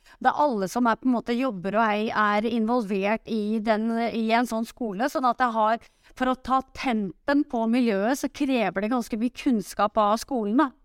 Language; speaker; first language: Norwegian; native; Norwegian